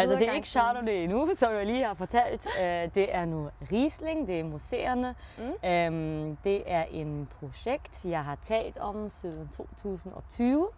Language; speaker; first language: Danish; early bilingual, heritage; German